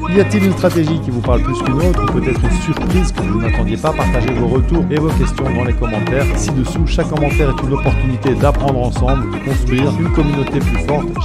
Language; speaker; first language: French; native; French